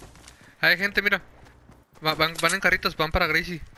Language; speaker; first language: Spanish; native; Spanish